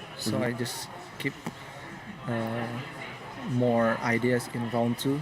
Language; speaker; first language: English; non-native, learner; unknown